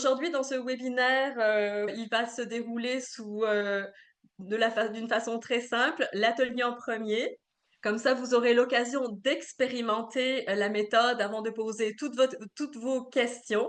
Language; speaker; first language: French; native; French